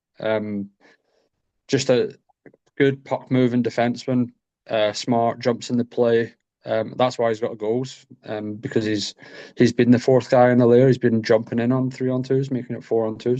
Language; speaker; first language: English; native; English